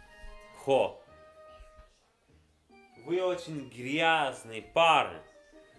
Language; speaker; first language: Russian; non-native, learner; English